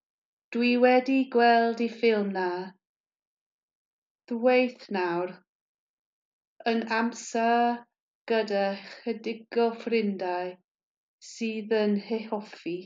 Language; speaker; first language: Welsh; non-native, learner; English